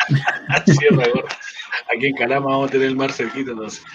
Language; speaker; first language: Spanish; native; Spanish